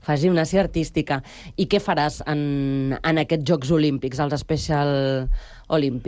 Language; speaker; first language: Catalan; native; Catalan